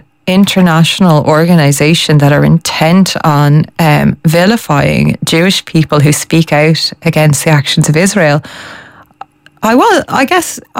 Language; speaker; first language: English; native; English